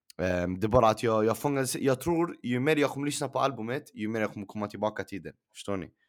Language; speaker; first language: Swedish; early bilingual, other home language; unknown